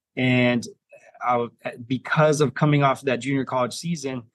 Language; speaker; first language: English; native; English